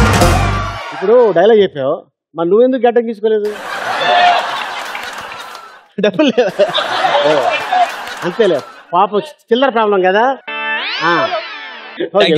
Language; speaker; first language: Telugu; native; Telugu